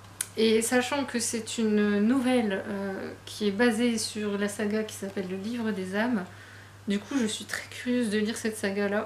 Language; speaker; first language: French; native; French